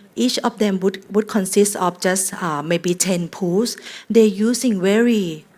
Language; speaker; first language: English; non-native, fluent; Thai